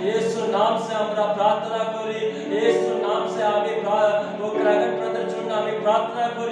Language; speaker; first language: Bangla; non-native, learner; Hindi